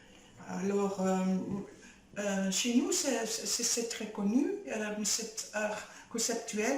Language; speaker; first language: French; non-native, fluent; Dutch